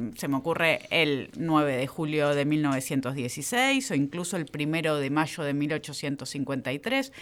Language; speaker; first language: Spanish; native; Spanish